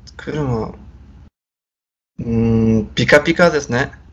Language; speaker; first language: Japanese; non-native, learner; Spanish